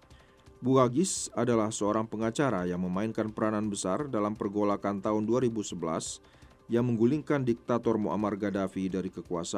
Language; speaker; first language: Indonesian; native; Indonesian